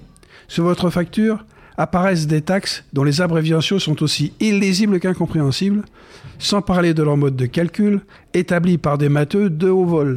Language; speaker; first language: French; native; French